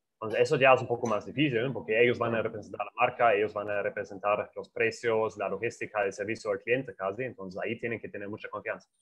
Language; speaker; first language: Spanish; non-native, fluent; German